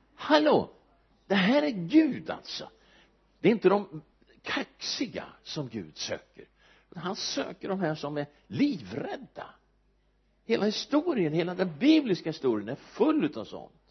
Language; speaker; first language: Swedish; native; Swedish